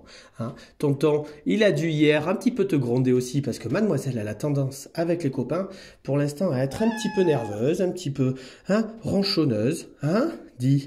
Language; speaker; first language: French; native; French